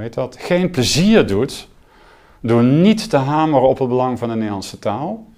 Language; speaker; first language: Dutch; non-native, local second language; Limburgish